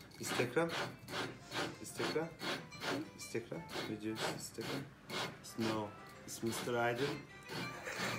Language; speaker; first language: English; non-native, learner; Turkish